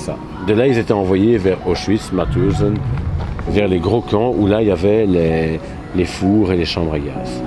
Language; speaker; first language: French; native; French